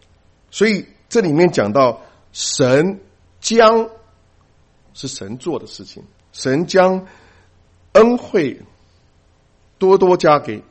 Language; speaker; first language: Chinese; native; Chinese